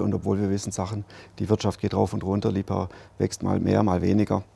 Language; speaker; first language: German; native; German